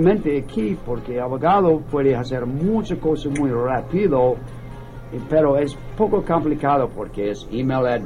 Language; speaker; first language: Spanish; non-native, learner; English